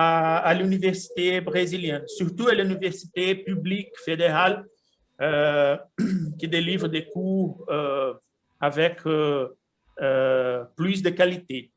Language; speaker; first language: French; non-native, fluent; Portuguese